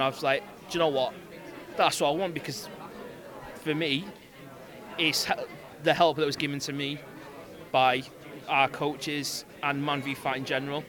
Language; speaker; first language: English; native; English